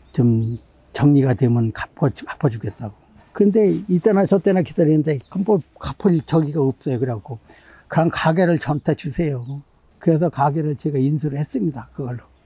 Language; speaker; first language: Korean; native; Korean